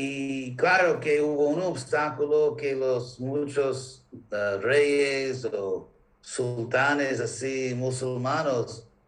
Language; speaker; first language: Spanish; non-native, fluent; English